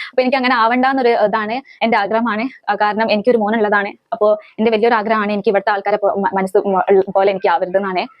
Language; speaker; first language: Malayalam; non-native, local second language; Hindi